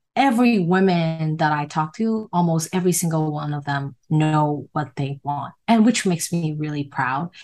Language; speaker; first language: English; non-native, local second language; Cantonese